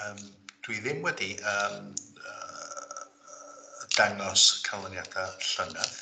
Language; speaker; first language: Welsh; native; Welsh